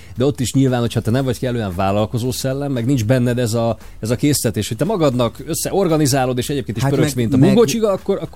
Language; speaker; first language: Hungarian; native; Hungarian